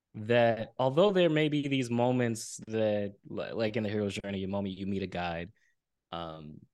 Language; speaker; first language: English; early bilingual, other home language; Haitian Creole